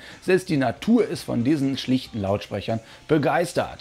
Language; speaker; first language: German; native; German